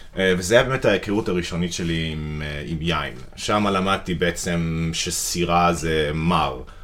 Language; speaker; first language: Hebrew; non-native, fluent; English